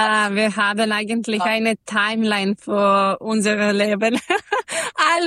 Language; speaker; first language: German; non-native, learner; Serbian